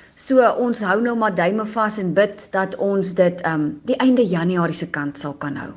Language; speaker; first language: Afrikaans; native; Afrikaans